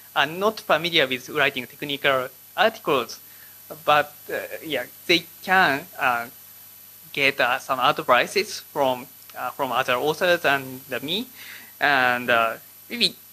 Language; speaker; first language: English; non-native, learner; Japanese